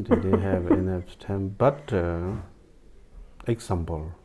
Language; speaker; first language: English; non-native, learner; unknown